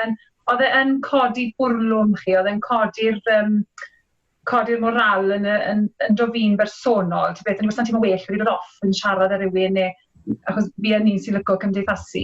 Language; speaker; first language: Welsh; native; Welsh